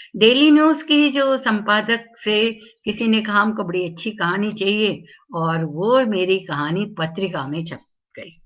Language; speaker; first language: Hindi; non-native, local second language; Tamil